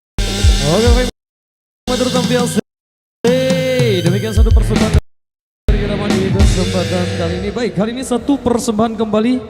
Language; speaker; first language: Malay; non-native, local second language; Sasak